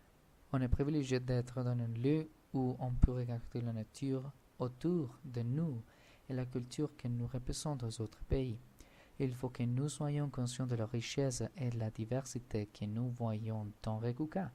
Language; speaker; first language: French; non-native, learner; Spanish